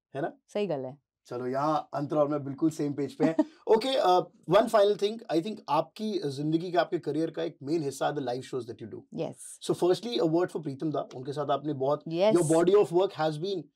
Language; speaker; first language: Hindi; native; Hindi